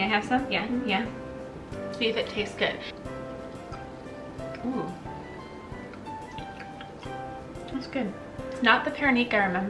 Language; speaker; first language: English; native; English